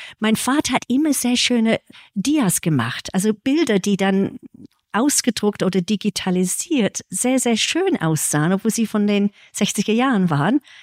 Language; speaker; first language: German; early bilingual, heritage; English